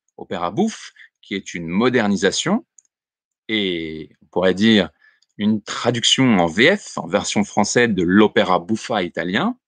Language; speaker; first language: French; native; French